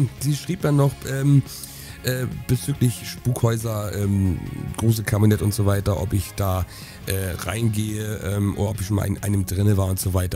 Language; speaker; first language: German; native; German